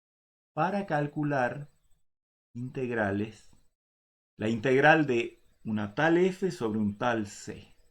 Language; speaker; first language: Spanish; native; Spanish